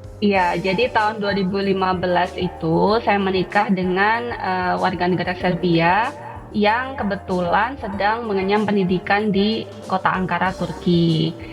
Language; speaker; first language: Indonesian; native; Indonesian